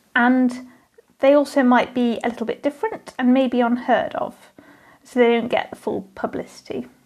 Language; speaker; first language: English; native; English